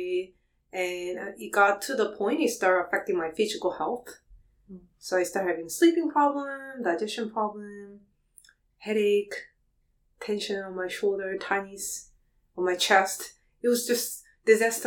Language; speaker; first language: English; non-native, fluent; Korean